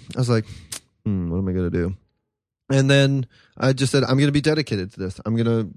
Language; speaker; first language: English; native; English